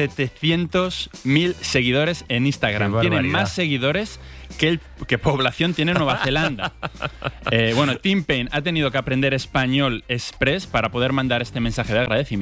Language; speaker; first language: Spanish; native; Spanish